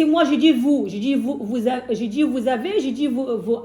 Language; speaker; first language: French; non-native, fluent; Arabic